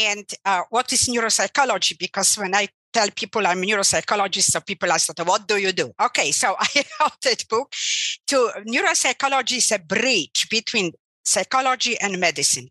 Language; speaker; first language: English; non-native, fluent; Polish